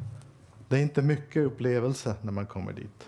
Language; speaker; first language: Swedish; non-native, fluent; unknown